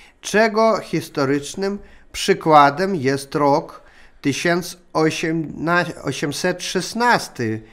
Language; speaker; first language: Polish; non-native, learner; Russian